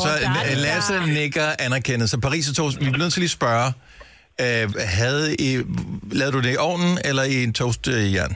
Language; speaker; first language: Danish; native; Danish